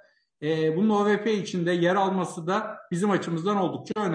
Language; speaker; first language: Turkish; native; Turkish